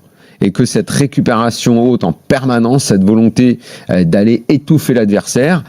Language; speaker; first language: French; native; French